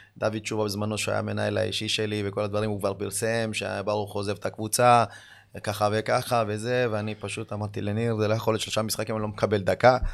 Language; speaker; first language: Hebrew; early bilingual, other home language; Amharic